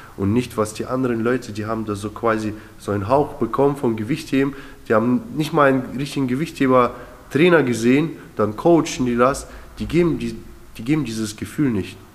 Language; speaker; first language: German; early bilingual, other home language; Russian